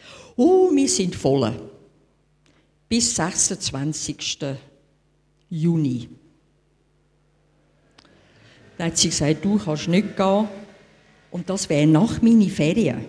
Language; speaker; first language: German; non-native, fluent; English